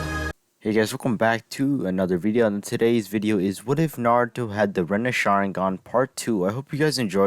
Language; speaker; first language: English; native; English